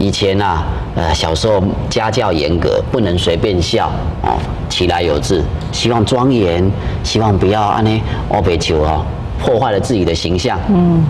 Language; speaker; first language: Chinese; native; Chinese